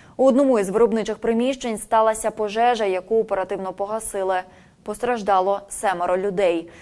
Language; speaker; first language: Ukrainian; native; Ukrainian